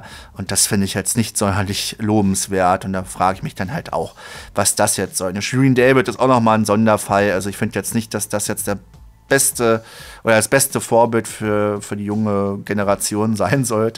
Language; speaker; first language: German; native; German